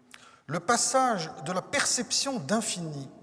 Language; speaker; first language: French; native; French